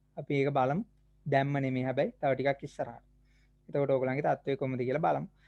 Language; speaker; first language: Sinhala; native; Sinhala